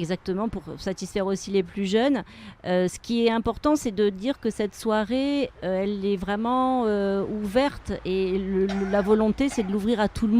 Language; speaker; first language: French; native; French